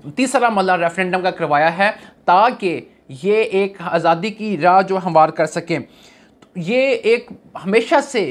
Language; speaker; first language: Urdu; native; Urdu